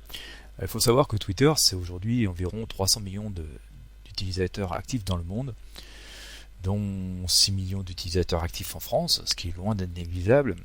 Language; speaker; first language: French; native; French